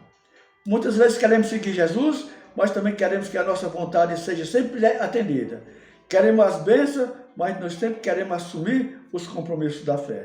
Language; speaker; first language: Portuguese; native; Portuguese